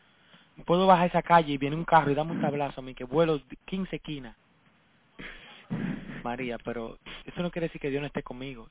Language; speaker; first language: Spanish; native; Spanish